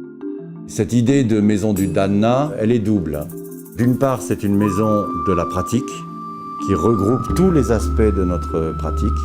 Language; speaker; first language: French; native; French